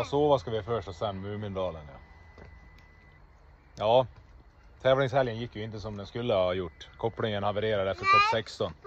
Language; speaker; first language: Swedish; native; Swedish